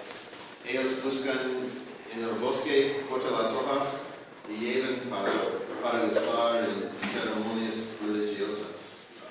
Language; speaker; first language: Spanish; non-native, learner; English